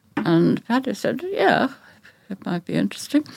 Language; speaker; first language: English; native; English